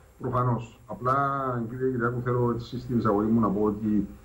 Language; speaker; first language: Greek; native; Greek